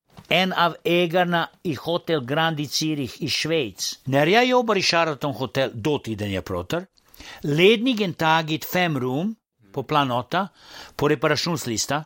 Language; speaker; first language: Swedish; non-native, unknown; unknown